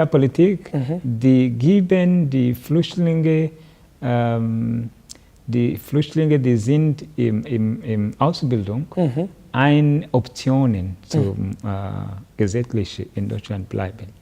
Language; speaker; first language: German; non-native, learner; Kinyarwanda